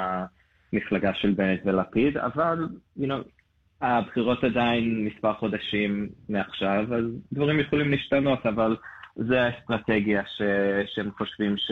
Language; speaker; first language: Hebrew; non-native, fluent; English